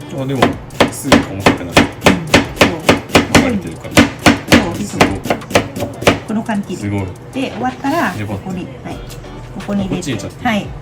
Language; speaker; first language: Japanese; non-native, fluent; Thai